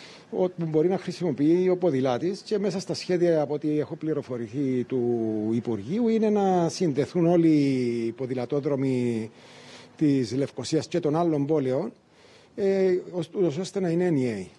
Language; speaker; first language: Greek; native; Greek